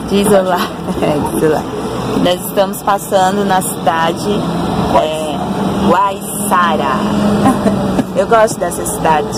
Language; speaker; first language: Portuguese; native; Portuguese